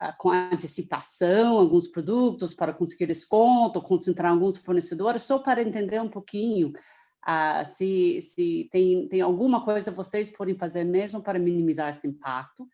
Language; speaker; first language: Portuguese; non-native, fluent; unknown